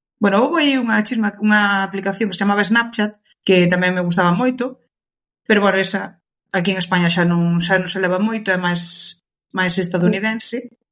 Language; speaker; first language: Galician; early bilingual, other home language; Kabuverdianu